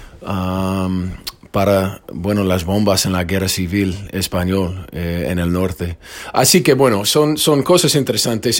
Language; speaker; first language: Spanish; non-native, fluent; English